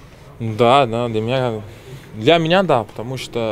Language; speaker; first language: Russian; non-native, fluent; Portuguese